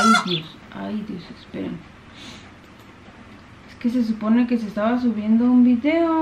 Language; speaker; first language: Spanish; native; Spanish